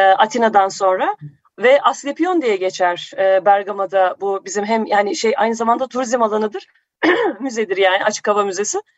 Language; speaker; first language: Turkish; native; Turkish